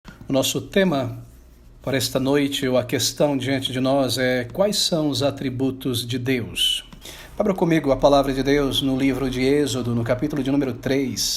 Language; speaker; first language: Portuguese; native; Portuguese